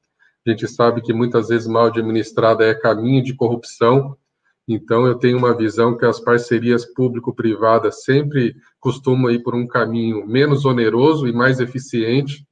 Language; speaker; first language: Portuguese; native; Portuguese